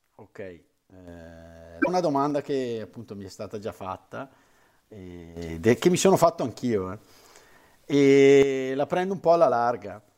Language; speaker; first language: Italian; native; Italian